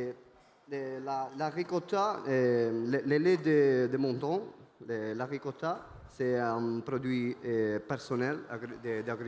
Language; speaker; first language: French; non-native, learner; Italian